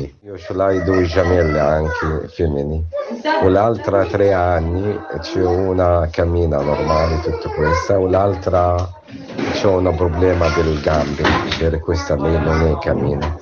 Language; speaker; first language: Italian; non-native, learner; Arabic